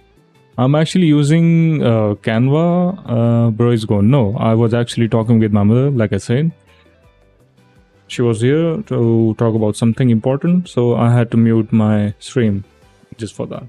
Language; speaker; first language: English; non-native, local second language; Hindi